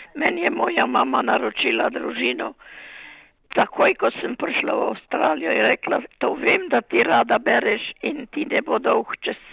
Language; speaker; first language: Slovenian; native; Slovenian